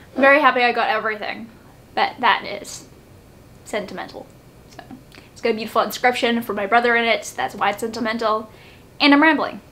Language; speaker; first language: English; native; English